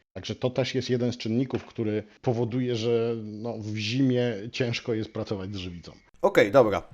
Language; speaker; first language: Polish; native; Polish